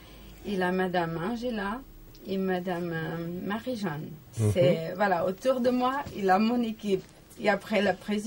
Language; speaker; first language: French; non-native, learner; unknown